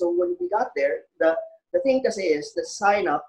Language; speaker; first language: English; non-native, local second language; Filipino